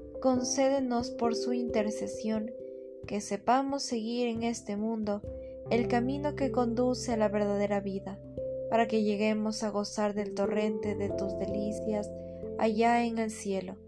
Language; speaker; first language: Spanish; native; Spanish